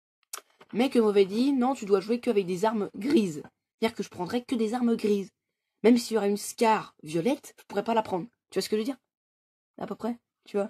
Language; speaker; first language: French; native; French